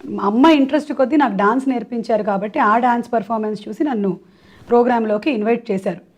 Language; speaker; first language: Telugu; non-native, local second language; Malayalam